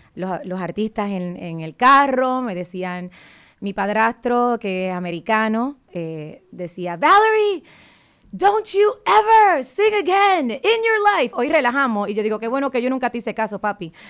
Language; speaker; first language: Spanish; native; Spanish